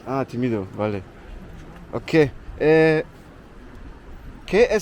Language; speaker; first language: Spanish; non-native, learner; German